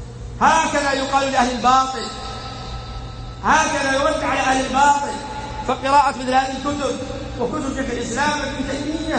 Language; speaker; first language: Arabic; native; Arabic